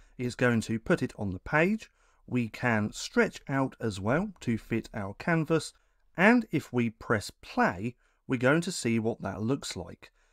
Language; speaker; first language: English; native; English